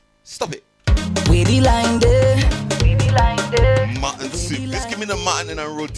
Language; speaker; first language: English; native; English